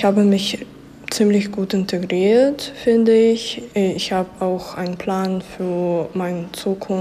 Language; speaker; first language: German; non-native, fluent; Ukrainian